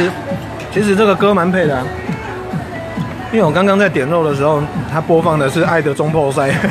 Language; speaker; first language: Chinese; native; Chinese